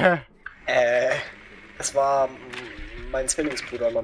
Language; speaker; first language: German; native; German